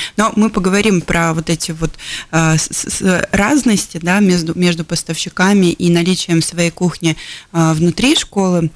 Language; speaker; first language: Russian; native; Russian